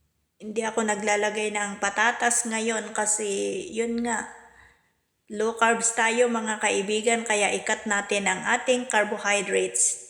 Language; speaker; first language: Filipino; non-native, local second language; Cebuano